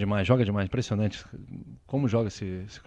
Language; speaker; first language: Portuguese; native; Portuguese